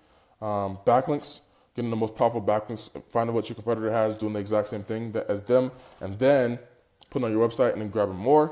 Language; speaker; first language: English; native; English